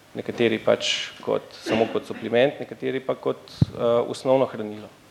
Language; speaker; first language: Slovenian; native; Slovenian